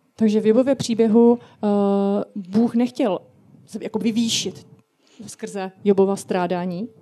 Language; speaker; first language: Czech; non-native, fluent; Russian